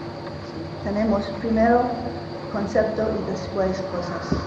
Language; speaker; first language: Spanish; non-native, learner; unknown